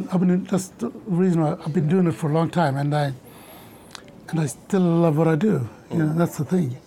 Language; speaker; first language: English; non-native, local second language; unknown